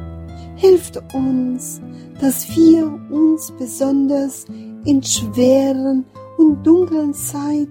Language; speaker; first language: German; non-native, fluent; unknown